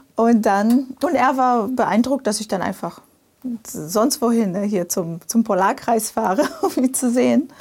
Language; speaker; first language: German; early bilingual, other home language; Portuguese